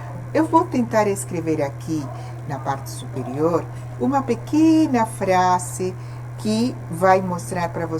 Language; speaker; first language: Portuguese; non-native, fluent; Spanish